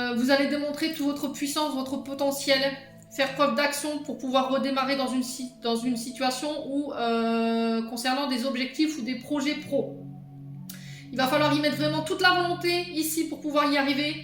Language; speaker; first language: French; native; French